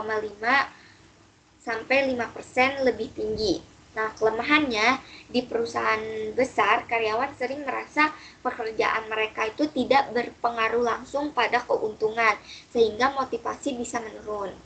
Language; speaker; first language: Indonesian; native; Indonesian